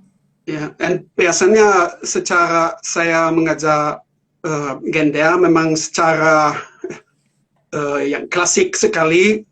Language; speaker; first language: Indonesian; non-native, learner; German